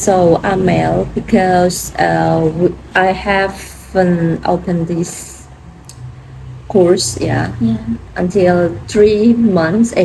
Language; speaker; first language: English; non-native, fluent; Indonesian